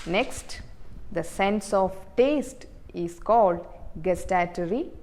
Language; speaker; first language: English; non-native, local second language; Kannada